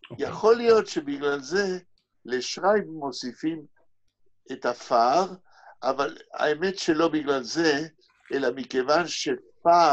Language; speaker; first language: Hebrew; native; Hebrew